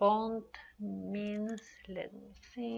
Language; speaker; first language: English; non-native, learner; Spanish